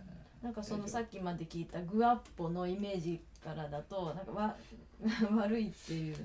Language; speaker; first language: Japanese; native; Japanese